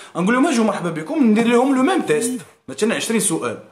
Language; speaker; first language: French; non-native, local second language; Arabic